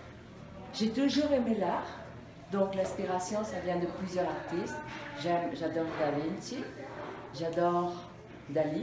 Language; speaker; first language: French; non-native, fluent; Spanish